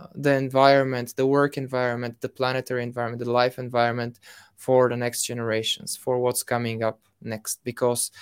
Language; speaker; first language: English; non-native, fluent; Bulgarian